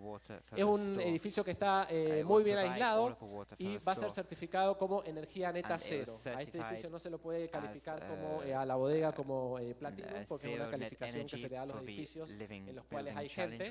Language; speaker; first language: Spanish; native; Spanish